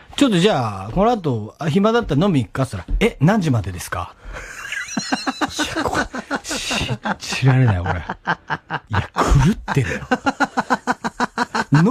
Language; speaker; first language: Japanese; native; Japanese